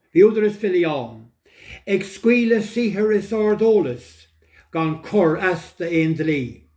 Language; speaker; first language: Irish; native; Irish